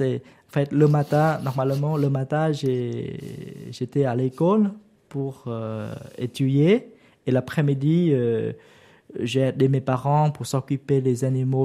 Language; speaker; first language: French; non-native, learner; Vietnamese